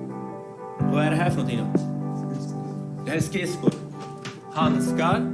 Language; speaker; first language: Swedish; native; Swedish